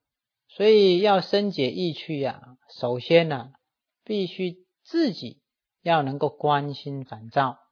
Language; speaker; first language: Chinese; native; Chinese